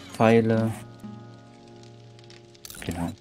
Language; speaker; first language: German; native; German